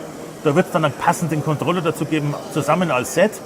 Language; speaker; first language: German; native; German